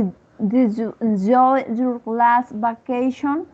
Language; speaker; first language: English; non-native, learner; Spanish